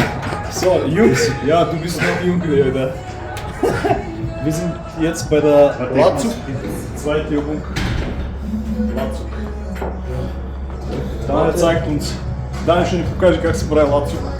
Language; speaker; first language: German; non-native, fluent; Bulgarian